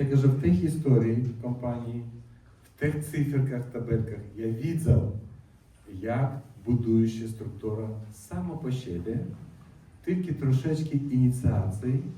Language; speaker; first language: Polish; non-native, learner; Russian